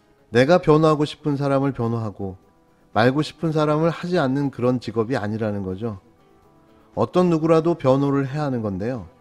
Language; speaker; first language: Korean; native; Korean